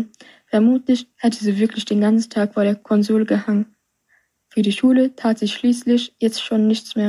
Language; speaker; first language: German; native; German